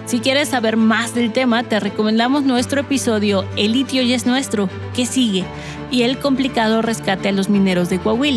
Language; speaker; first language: Spanish; native; Spanish